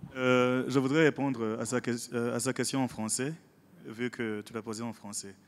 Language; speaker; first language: French; non-native, local second language; Rundi